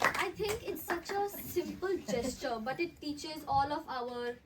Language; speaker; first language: English; non-native, local second language; Marathi